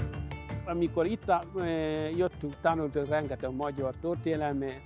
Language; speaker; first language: Hungarian; non-native, fluent; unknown